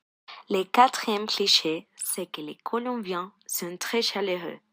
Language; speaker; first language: French; non-native, learner; Spanish